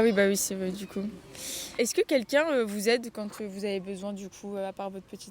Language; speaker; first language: French; native; French